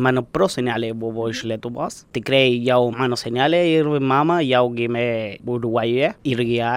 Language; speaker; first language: Lithuanian; non-native, learner; Spanish